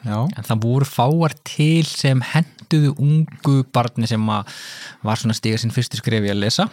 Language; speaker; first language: Icelandic; native; Icelandic